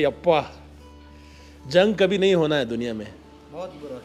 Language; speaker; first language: Hindi; non-native, local second language; Kannada